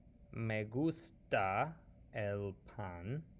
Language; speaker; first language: Spanish; non-native, fluent; English